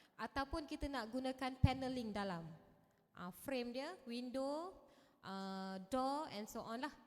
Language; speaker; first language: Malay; native; Malay